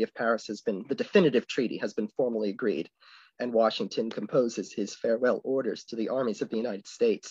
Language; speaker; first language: English; native; English